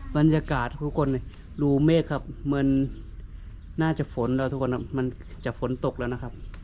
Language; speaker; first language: Thai; native; Thai